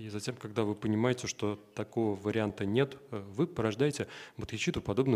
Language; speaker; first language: Russian; native; Russian